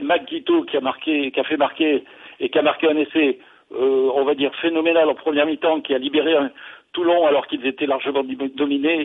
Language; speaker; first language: French; native; French